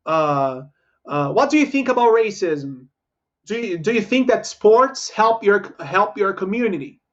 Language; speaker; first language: English; non-native, fluent; Portuguese